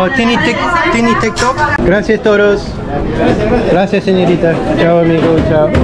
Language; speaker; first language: Spanish; non-native, learner; English